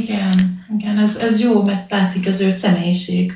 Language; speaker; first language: Hungarian; non-native, learner; English